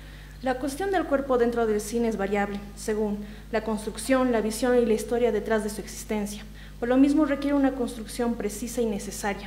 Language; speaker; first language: Spanish; native; Spanish